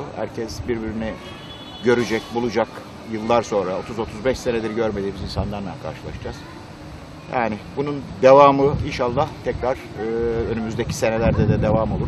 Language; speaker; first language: Turkish; native; Turkish